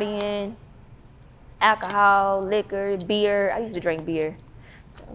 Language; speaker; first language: English; native; English